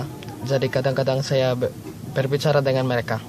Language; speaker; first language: Indonesian; non-native, learner; Filipino